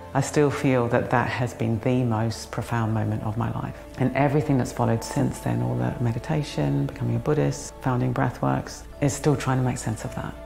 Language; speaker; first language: English; native; English